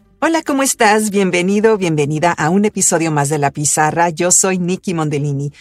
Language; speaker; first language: Spanish; early bilingual, other home language; Italian